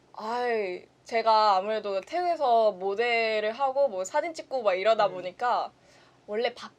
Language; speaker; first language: Korean; non-native, fluent; Thai